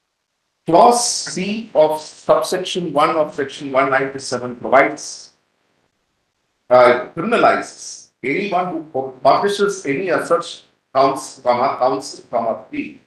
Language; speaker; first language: English; non-native, local second language; Hindi